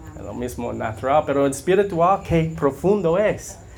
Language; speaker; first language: Spanish; non-native, learner; English